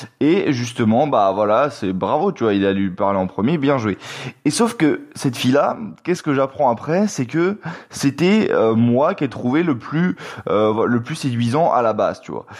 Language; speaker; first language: French; native; French